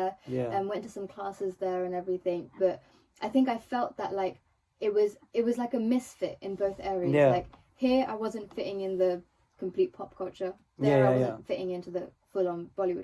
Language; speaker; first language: English; non-native, local second language; Telugu